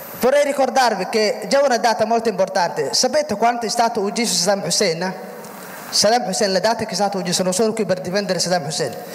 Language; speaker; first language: Italian; non-native, fluent; Somali